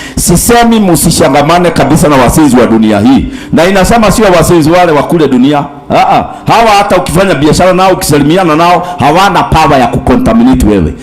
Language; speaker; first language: Swahili; native; Swahili